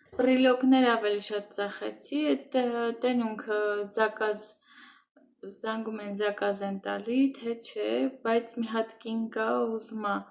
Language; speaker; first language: Armenian; native; Armenian